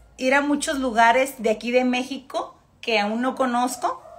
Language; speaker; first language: Spanish; native; Spanish